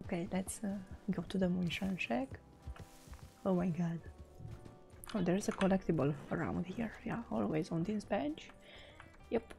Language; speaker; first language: English; non-native, fluent; Romanian